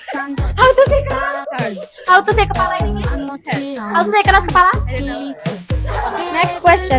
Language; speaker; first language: English; non-native, fluent; Indonesian